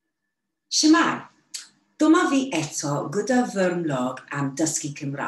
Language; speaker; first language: Welsh; non-native, learner; English